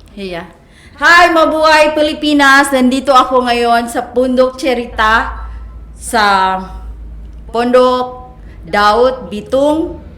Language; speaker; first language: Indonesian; non-native, fluent; Filipino